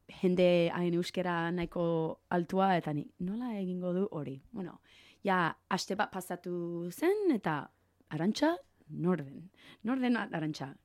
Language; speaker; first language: Basque; non-native, learner; English